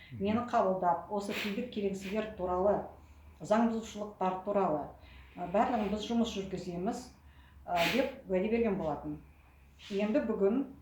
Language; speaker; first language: Kazakh; native; Kazakh